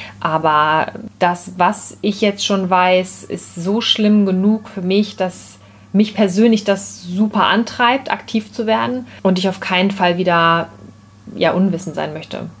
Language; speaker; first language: German; native; German